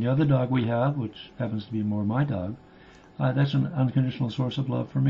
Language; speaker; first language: English; native; English